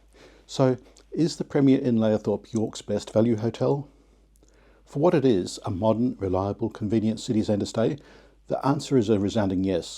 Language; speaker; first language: English; native; English